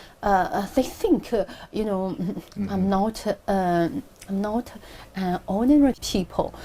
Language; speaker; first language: English; non-native, learner; Chinese